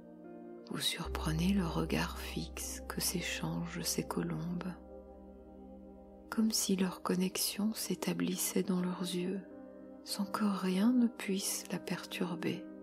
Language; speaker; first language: French; native; French